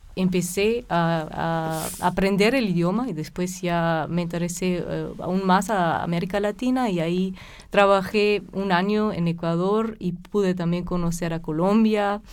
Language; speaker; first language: Spanish; non-native, fluent; German